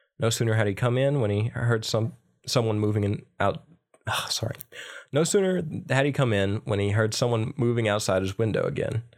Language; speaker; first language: English; native; English